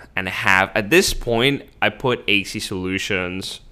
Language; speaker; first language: English; early bilingual, other home language; Spanish